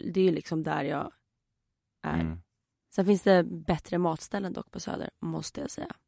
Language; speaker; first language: Swedish; native; Swedish